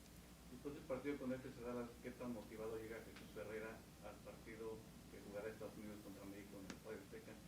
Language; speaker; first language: Spanish; native; Spanish